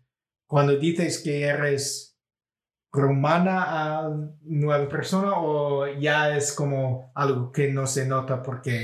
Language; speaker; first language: Spanish; non-native, fluent; English